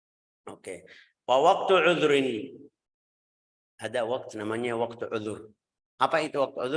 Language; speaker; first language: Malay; non-native, fluent; Arabic